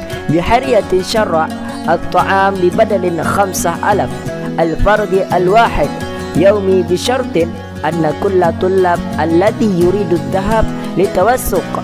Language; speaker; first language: Arabic; non-native, learner; Indonesian